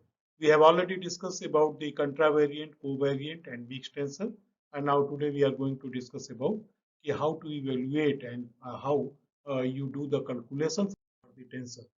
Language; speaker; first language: English; non-native, local second language; Hindi